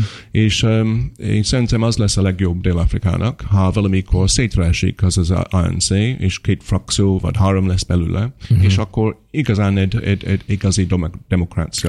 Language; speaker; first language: Hungarian; non-native, fluent; English